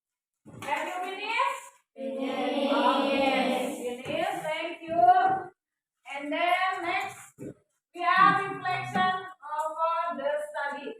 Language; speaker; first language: English; non-native, learner; Indonesian